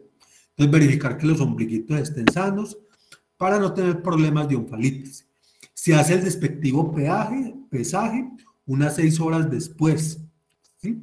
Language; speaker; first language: Spanish; native; Spanish